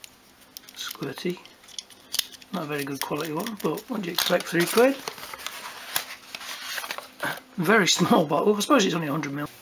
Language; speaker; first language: English; native; English